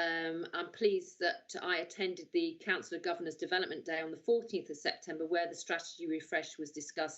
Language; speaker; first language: English; native; English